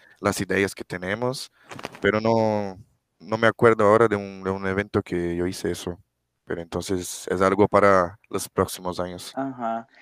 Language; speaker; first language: Spanish; non-native, fluent; Portuguese